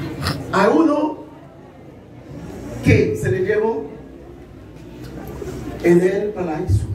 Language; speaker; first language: Spanish; non-native, learner; Haitian Creole